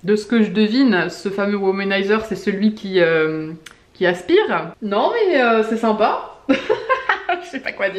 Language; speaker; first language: French; native; French